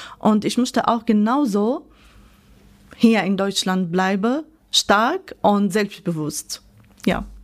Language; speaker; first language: German; non-native, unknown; Arabic